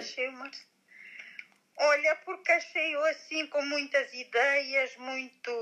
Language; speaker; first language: Portuguese; native; Portuguese